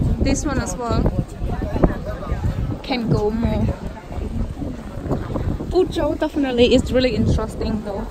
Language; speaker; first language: English; non-native, fluent; Khmer